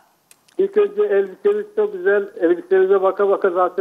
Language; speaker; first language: Turkish; native; Turkish